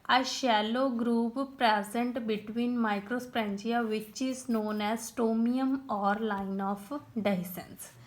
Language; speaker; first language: English; non-native, local second language; Punjabi